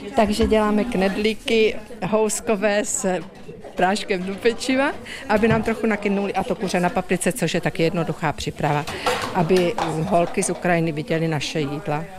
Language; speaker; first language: Czech; native; Czech